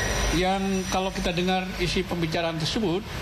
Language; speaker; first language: Indonesian; native; Indonesian